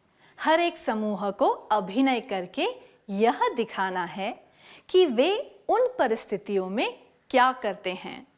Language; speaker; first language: Hindi; native; Hindi